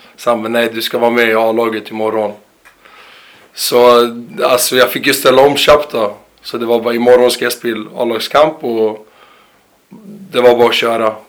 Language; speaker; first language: Swedish; early bilingual, other home language; Arabic